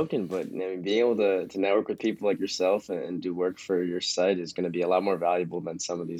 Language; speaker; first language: English; native; English